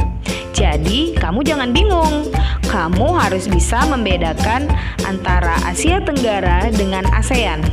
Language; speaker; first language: Indonesian; native; Indonesian